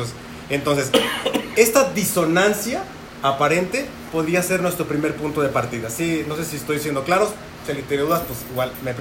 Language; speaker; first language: Spanish; native; Spanish